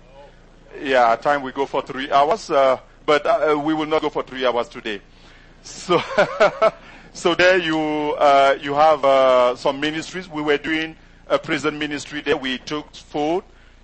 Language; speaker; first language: English; non-native, local second language; French